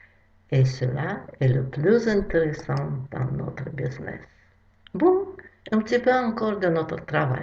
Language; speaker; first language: French; non-native, fluent; Russian